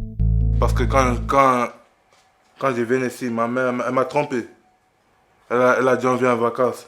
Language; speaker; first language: French; early bilingual, other home language; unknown